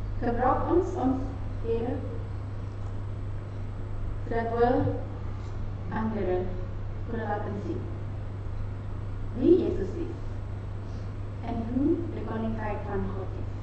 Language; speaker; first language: Dutch; non-native, fluent; Indonesian